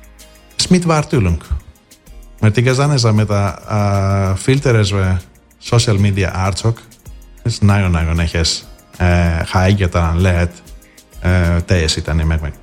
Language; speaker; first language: Hungarian; non-native, fluent; Greek